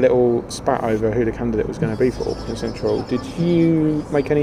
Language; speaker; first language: English; native; English